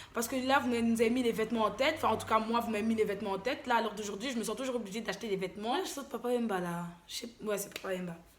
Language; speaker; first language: French; early bilingual, other home language; Lingala